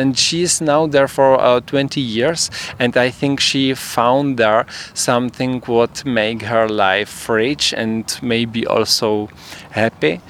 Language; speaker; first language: English; non-native, fluent; Czech